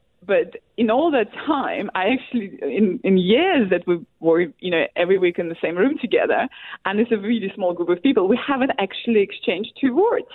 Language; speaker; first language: English; non-native, fluent; Russian